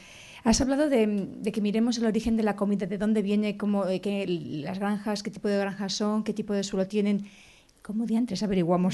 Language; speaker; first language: Spanish; native; Spanish